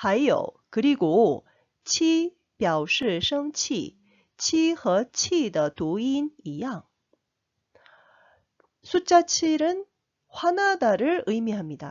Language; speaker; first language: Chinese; non-native, fluent; Korean